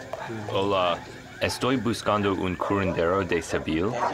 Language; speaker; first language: Spanish; non-native, learner; English